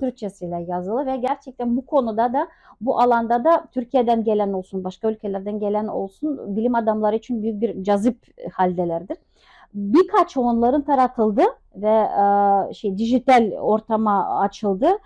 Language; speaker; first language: Turkish; non-native, fluent; Tatar